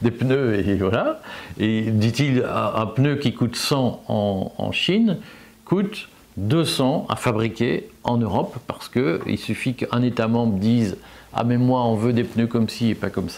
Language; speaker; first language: French; native; French